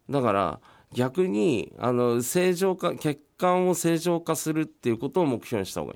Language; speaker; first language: Japanese; native; Japanese